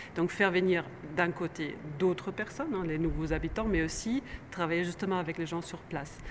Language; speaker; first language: French; native; French